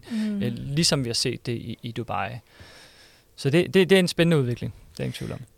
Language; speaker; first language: Danish; native; Danish